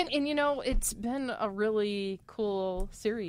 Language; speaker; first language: English; native; English